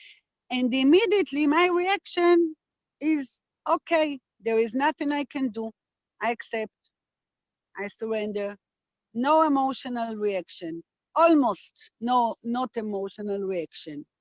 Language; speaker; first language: English; non-native, fluent; Hebrew